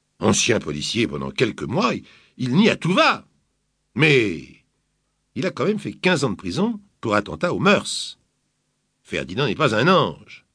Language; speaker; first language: French; native; French